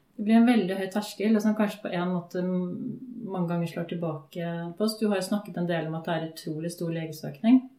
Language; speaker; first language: Norwegian; native; Norwegian